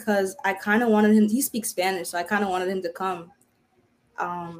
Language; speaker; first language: English; early bilingual, other home language; Haitian Creole